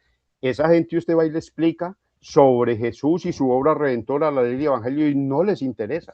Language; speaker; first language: Spanish; native; Spanish